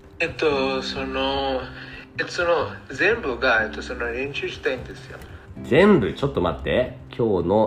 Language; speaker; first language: Japanese; non-native, learner; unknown